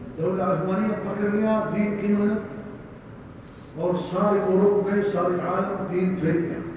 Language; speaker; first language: Urdu; non-native, learner; Arabic